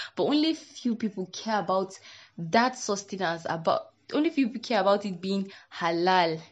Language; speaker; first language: English; non-native, local second language; Yoruba